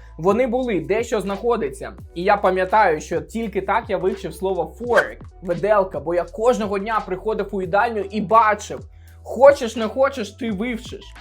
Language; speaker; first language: Ukrainian; native; Ukrainian